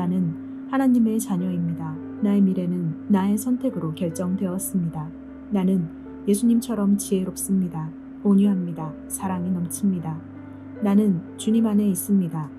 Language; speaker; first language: Korean; native; Korean